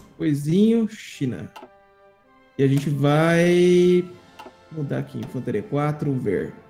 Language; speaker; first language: Portuguese; native; Portuguese